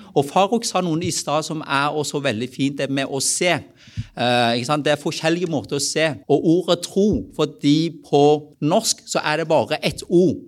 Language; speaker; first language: Norwegian; non-native, fluent; Vietnamese